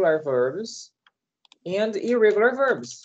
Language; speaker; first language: English; non-native, learner; Portuguese